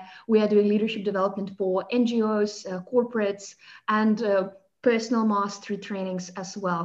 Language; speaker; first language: English; non-native, fluent; Russian